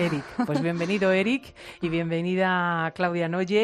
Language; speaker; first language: Spanish; native; Spanish